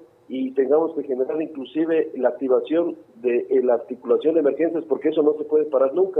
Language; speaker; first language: Spanish; native; Spanish